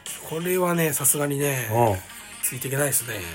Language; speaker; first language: Japanese; native; Japanese